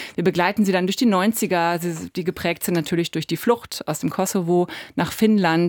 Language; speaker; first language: German; native; German